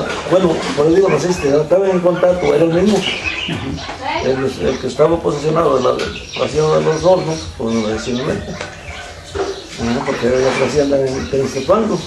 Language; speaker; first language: Spanish; native; Spanish